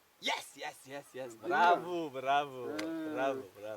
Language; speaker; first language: English; non-native, learner; Turkish